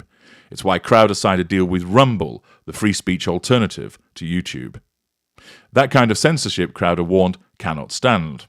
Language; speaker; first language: English; native; English